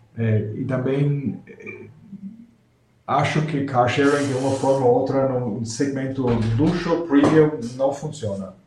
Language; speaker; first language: Portuguese; non-native, fluent; German